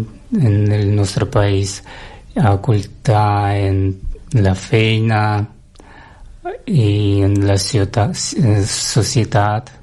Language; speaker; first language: Catalan; non-native, learner; Russian